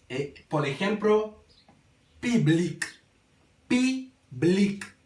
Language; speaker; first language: Spanish; non-native, learner; Haitian Creole